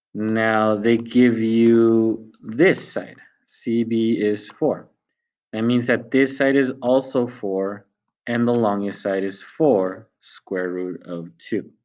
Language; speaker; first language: English; native; English